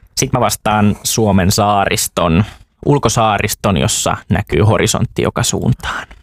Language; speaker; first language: Finnish; native; Finnish